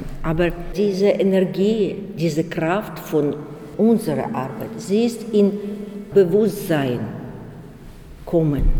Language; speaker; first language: German; non-native, learner; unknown